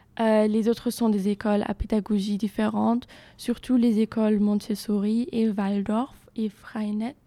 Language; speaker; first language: French; non-native, fluent; German